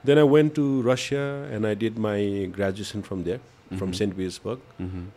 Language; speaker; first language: English; non-native, local second language; Maithili